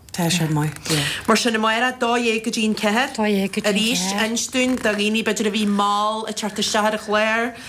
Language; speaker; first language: Irish; native; Irish